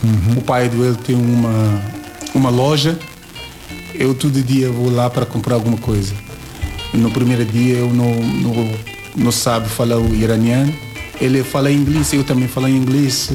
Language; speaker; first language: Portuguese; non-native, learner; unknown